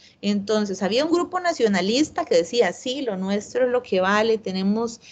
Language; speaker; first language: Spanish; native; Spanish